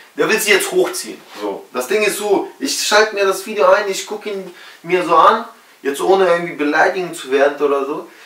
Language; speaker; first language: German; early bilingual, other home language; Russian